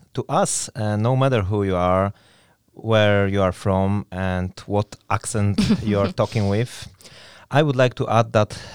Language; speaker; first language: English; non-native, fluent; Polish